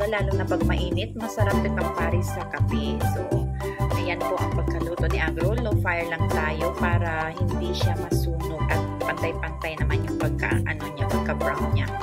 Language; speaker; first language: Filipino; non-native, local second language; Cebuano